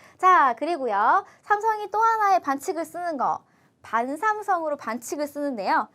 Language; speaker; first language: Korean; native; Korean